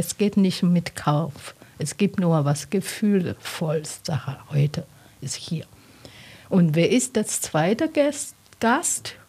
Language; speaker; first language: German; non-native, learner; Chinese